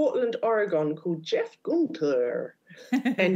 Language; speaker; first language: English; native; English